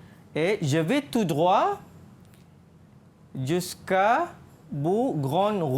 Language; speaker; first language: French; non-native, fluent; Malay